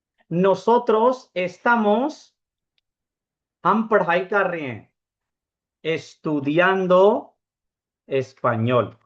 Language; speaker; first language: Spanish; non-native, fluent; Urdu